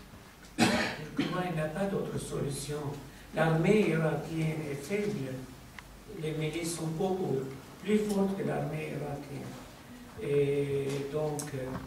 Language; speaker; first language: French; non-native, fluent; Arabic